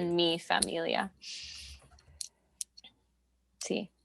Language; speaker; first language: Spanish; non-native, learner; English